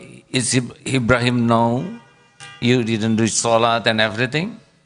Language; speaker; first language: English; non-native, learner; Indonesian